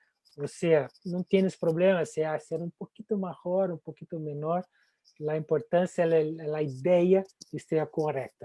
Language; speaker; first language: Spanish; non-native, fluent; Portuguese